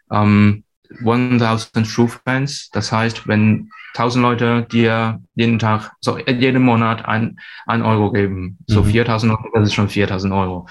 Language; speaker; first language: German; non-native, fluent; Cantonese